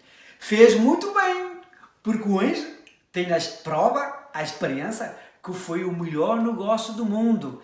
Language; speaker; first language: Portuguese; early bilingual, heritage; French